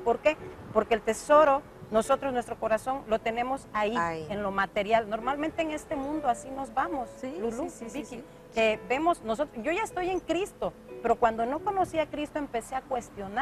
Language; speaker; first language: Spanish; native; Spanish